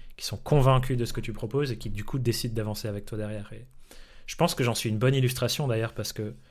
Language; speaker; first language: French; early bilingual, other home language; English